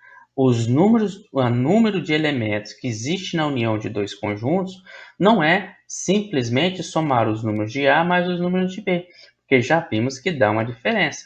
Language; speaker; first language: Portuguese; native; Portuguese